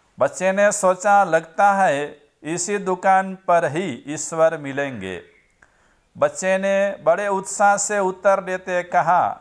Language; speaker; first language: Hindi; non-native, local second language; Gujarati